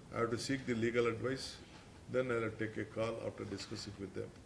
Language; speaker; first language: English; non-native, local second language; Kannada